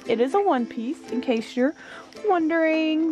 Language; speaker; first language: English; native; English